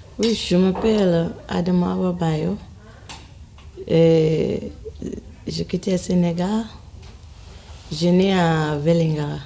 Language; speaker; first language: French; non-native, learner; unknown